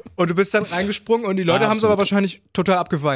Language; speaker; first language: German; native; German